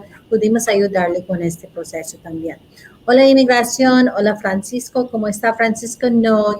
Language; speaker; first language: Spanish; non-native, learner; English